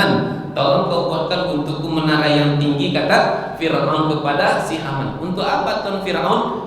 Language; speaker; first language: Malay; native; Malay